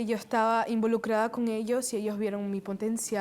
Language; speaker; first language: Spanish; early bilingual, heritage; Spanish